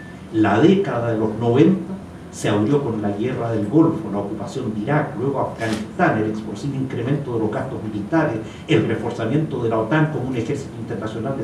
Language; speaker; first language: Spanish; native; Spanish